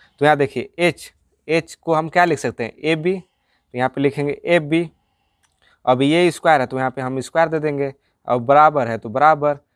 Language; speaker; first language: Hindi; native; Hindi